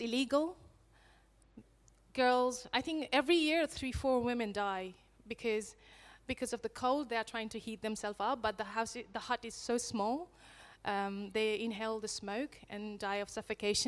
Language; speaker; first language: English; non-native, local second language; Nepali